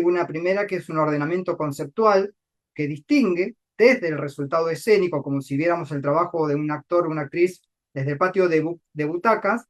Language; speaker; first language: Spanish; native; Spanish